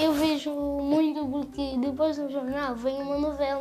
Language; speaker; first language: Portuguese; non-native, local second language; Kabuverdianu